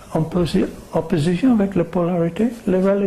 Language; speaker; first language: French; non-native, fluent; English